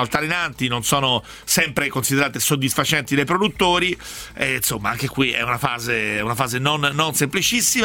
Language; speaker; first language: Italian; native; Italian